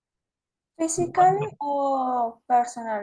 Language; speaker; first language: English; non-native, learner; Spanish